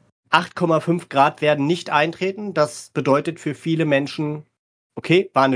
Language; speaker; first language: German; native; German